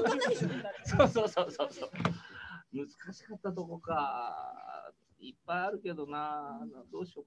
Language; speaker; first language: Japanese; native; Japanese